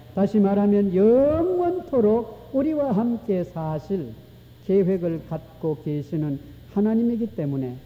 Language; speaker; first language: Korean; native; Korean